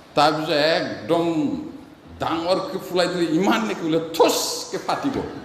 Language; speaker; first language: Assamese; non-native, local second language; Bodo